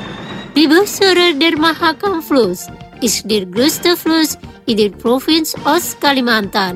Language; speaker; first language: German; non-native, fluent; Indonesian